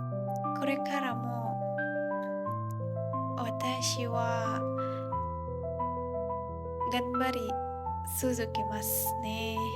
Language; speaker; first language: Japanese; non-native, learner; Indonesian